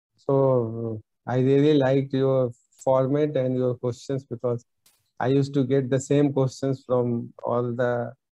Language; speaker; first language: English; non-native, local second language; Bhojpuri